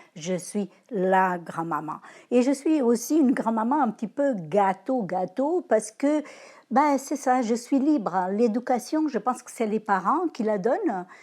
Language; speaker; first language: French; non-native, fluent; Portuguese